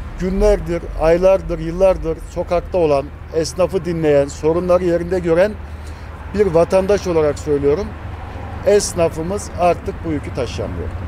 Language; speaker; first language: Turkish; native; Turkish